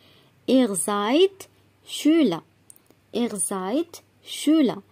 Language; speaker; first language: German; non-native, fluent; Arabic